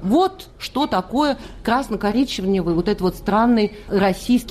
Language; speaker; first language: Russian; native; Russian